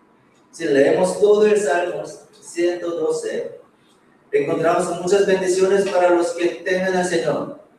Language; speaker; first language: Spanish; non-native, fluent; Korean